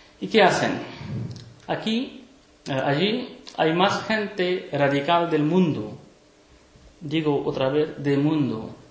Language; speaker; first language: Spanish; non-native, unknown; Urdu